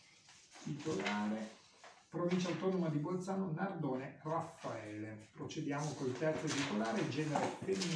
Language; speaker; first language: Italian; native; Italian